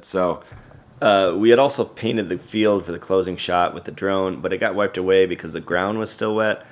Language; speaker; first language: English; native; English